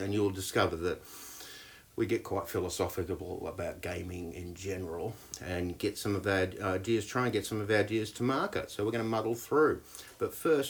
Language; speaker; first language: English; native; English